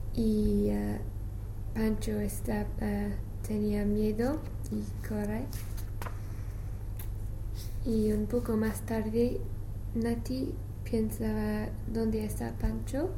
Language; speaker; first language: Spanish; non-native, learner; English